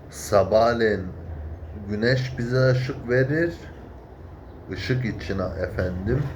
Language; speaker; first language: Turkish; early bilingual, heritage; Turkish